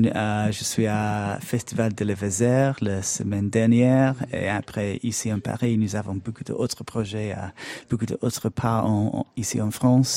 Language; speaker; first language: French; non-native, learner; English